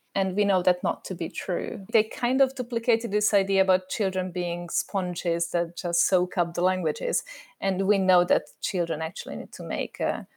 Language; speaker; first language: English; non-native, fluent; Hungarian